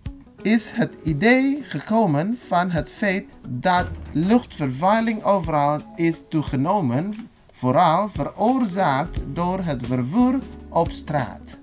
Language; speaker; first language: Dutch; non-native, fluent; Indonesian